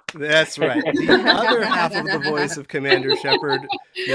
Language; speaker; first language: English; native; English